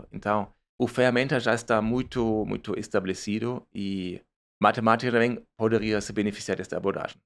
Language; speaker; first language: Portuguese; non-native, fluent; German